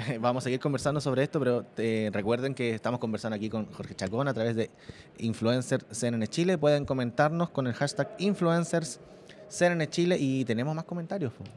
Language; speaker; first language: Spanish; native; Spanish